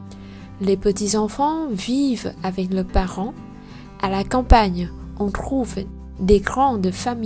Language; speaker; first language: French; non-native, learner; Vietnamese